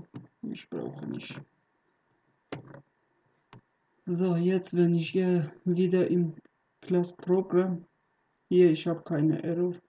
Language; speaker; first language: German; non-native, learner; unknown